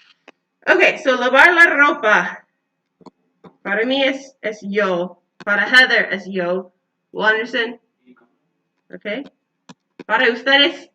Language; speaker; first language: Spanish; non-native, learner; English